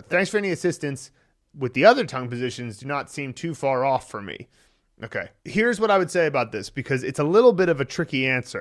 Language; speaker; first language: English; native; English